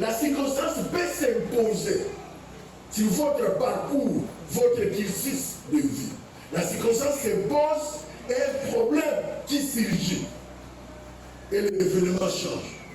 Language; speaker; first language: French; non-native, local second language; Lingala